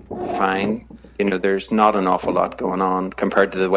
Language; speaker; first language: English; native; English